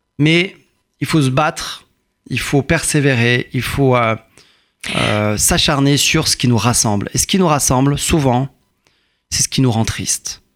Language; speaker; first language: French; early bilingual, other home language; Persian